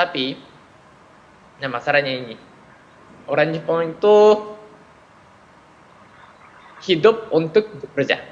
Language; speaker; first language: Indonesian; non-native, fluent; Japanese